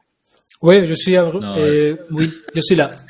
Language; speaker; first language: French; non-native, fluent; Spanish